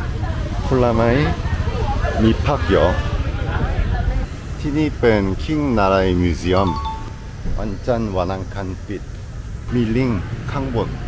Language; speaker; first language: Thai; non-native, learner; Korean